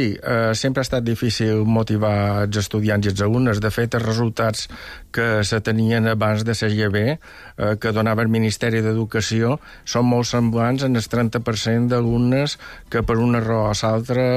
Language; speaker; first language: Catalan; native; Catalan